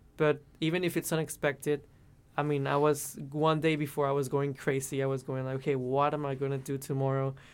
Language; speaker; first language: English; non-native, fluent; Spanish